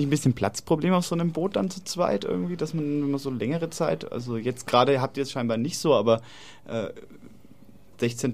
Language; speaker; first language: German; native; German